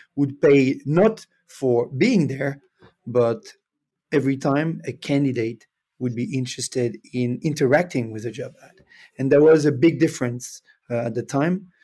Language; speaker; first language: English; non-native, fluent; French